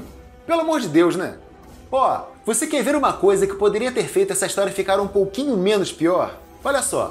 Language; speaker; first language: Portuguese; native; Portuguese